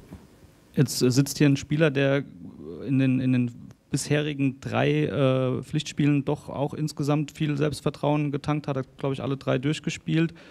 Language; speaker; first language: German; native; German